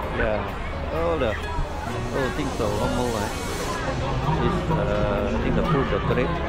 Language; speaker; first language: English; non-native, local second language; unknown